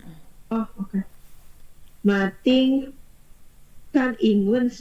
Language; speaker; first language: Chinese; non-native, learner; Indonesian